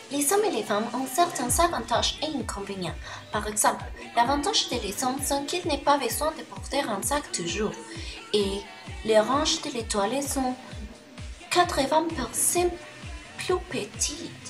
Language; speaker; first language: French; non-native, learner; Spanish